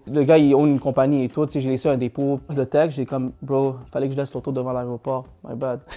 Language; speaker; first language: French; native; French